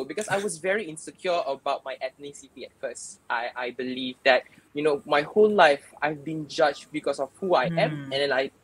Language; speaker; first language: English; non-native, local second language; Malay